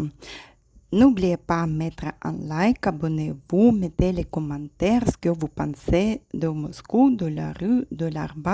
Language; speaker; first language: French; non-native, fluent; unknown